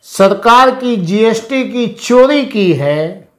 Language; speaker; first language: Hindi; non-native, local second language; Urdu